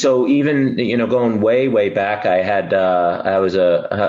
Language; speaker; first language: English; native; English